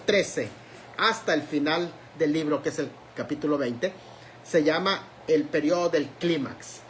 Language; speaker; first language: Spanish; native; Spanish